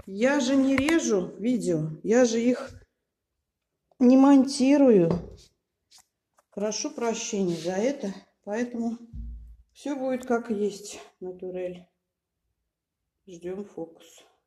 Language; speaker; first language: Russian; native; Russian